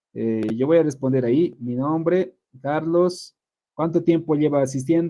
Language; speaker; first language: Spanish; native; Spanish